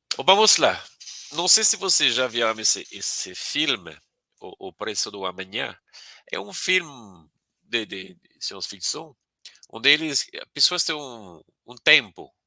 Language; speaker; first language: Portuguese; non-native, fluent; French